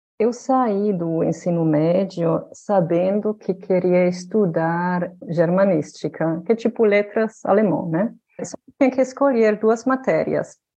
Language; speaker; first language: Portuguese; non-native, fluent; German